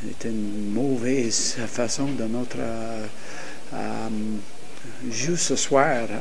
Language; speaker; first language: French; non-native, learner; English